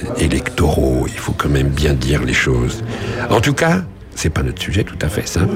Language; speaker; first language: French; native; French